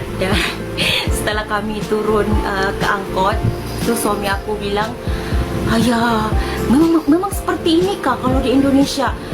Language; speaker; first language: Indonesian; native; Indonesian